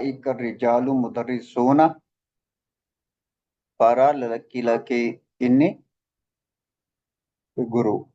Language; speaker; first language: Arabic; non-native, fluent; Malay